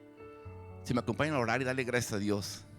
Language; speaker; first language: Spanish; native; Spanish